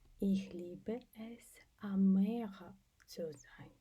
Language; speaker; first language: German; non-native, fluent; Ukrainian